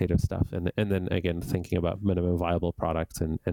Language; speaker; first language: English; native; English